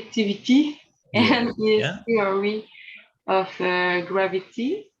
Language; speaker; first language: English; non-native, learner; French